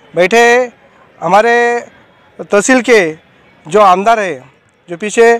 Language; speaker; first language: Hindi; non-native, local second language; Marathi